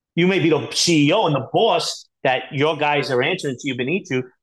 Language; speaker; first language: English; native; English